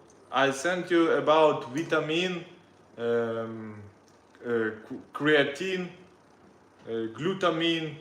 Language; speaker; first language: English; non-native, learner; Russian